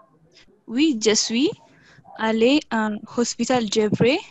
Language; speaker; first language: French; non-native, learner; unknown